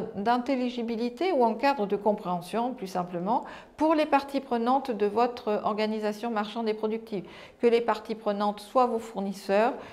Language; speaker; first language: French; native; French